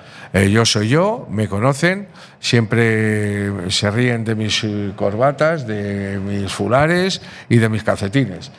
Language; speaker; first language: Spanish; native; Spanish